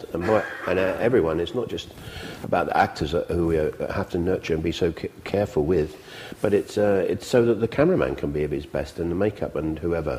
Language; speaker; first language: English; native; English